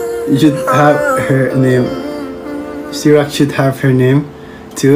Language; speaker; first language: English; non-native, learner; Thai